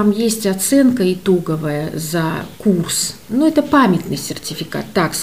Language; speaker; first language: Russian; native; Russian